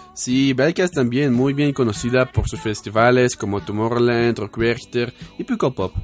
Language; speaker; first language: Spanish; non-native, learner; Dutch